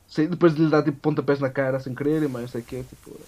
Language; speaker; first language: Portuguese; native; Portuguese